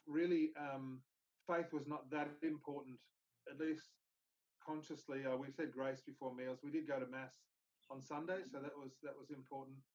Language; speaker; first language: English; native; English